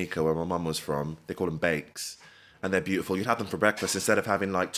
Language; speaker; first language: English; native; English